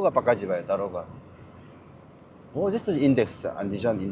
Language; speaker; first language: Russian; non-native, learner; Korean